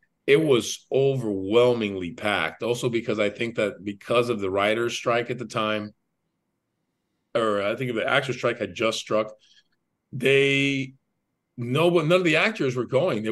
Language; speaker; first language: English; native; English